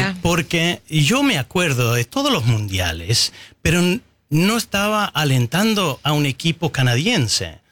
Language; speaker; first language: Spanish; non-native, fluent; English